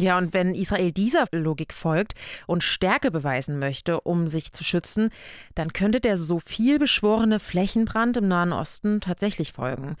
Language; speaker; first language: German; native; German